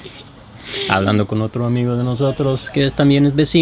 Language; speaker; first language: Spanish; non-native, fluent; English